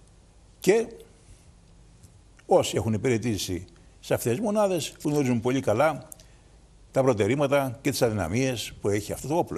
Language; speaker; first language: Greek; native; Greek